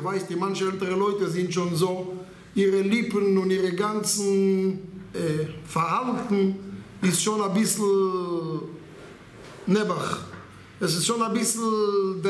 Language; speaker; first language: German; non-native, learner; Hebrew